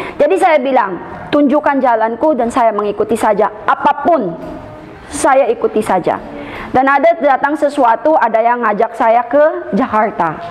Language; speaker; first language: Indonesian; non-native, fluent; Filipino